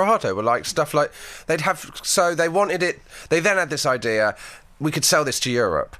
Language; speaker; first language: English; native; English